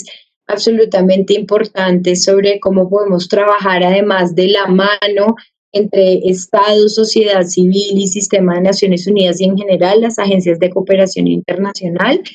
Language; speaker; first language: Spanish; native; Spanish